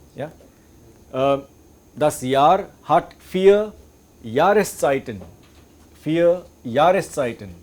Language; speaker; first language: German; non-native, fluent; English